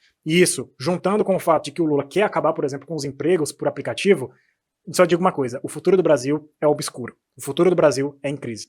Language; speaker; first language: Portuguese; native; Portuguese